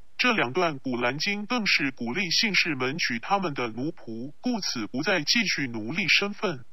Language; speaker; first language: Chinese; non-native, local second language; Cantonese